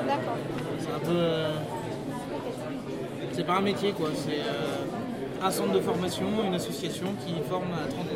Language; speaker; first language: French; native; French